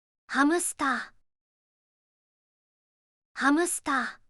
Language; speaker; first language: Japanese; native; Japanese